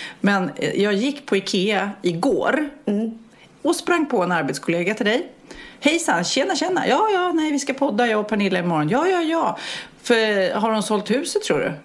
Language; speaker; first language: Swedish; native; Swedish